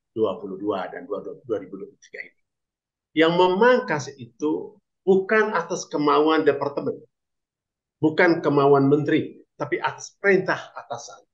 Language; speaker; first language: Indonesian; native; Indonesian